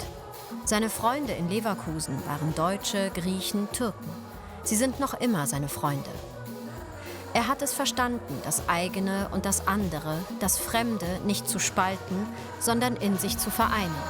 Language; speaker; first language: German; native; German